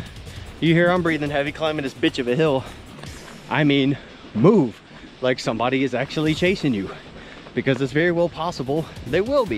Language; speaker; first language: English; native; English